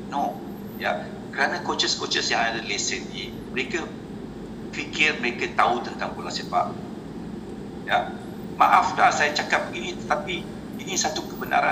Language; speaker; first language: Indonesian; non-native, local second language; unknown